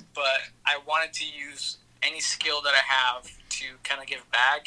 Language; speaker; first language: English; early bilingual, other home language; Spanish